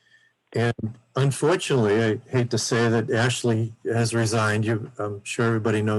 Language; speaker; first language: English; native; English